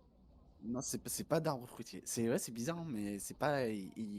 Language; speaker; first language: French; native; French